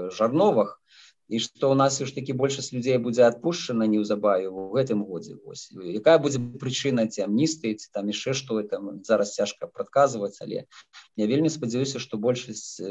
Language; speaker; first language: Belarusian; native; Belarusian